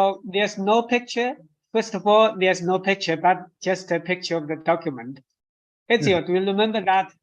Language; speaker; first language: English; non-native, fluent; Chinese